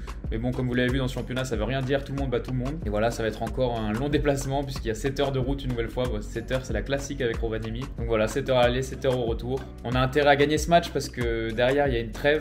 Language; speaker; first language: French; native; French